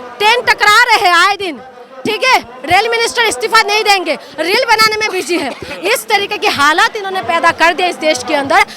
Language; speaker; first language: Hindi; non-native, local second language; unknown